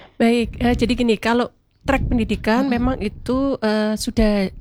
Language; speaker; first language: Indonesian; native; Indonesian